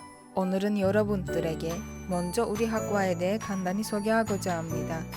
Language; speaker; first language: Korean; non-native, learner; Turkish